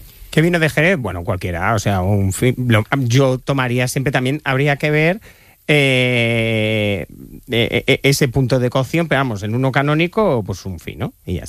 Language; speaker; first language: Spanish; native; Spanish